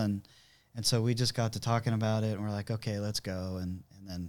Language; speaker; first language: English; native; English